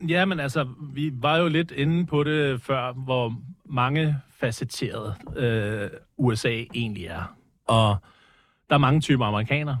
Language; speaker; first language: Danish; early bilingual, other home language; English